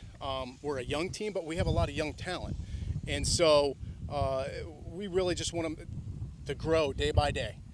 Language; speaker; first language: English; native; English